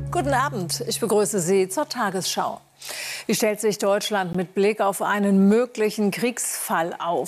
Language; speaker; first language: German; native; German